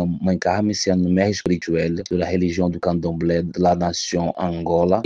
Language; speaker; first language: French; non-native, fluent; Portuguese